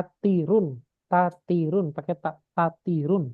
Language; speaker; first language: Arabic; non-native, fluent; Indonesian